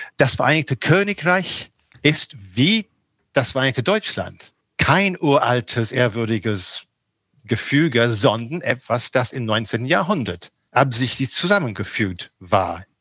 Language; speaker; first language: German; non-native, fluent; English